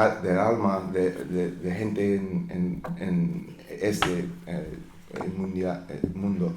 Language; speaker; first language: Spanish; non-native, learner; English